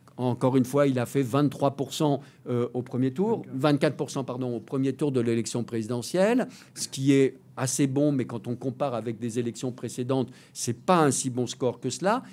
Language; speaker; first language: French; native; French